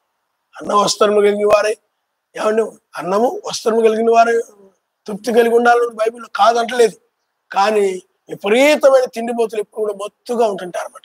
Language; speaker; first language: Telugu; native; Telugu